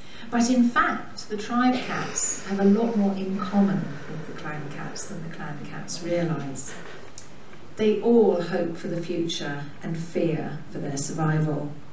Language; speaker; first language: English; native; English